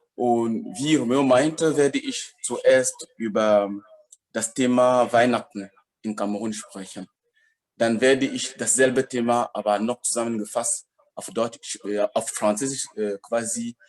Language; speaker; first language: German; non-native, fluent; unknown